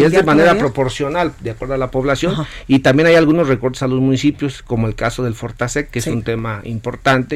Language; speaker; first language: Spanish; native; Spanish